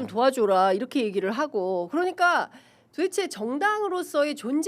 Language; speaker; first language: Korean; native; Korean